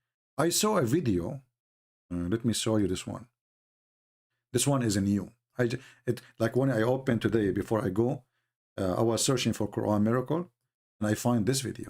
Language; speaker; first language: English; non-native, fluent; Arabic